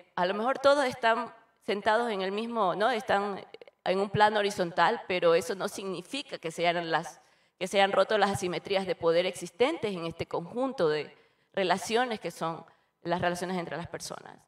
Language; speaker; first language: Spanish; native; Spanish